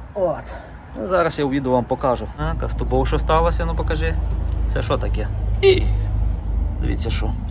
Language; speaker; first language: Ukrainian; native; Ukrainian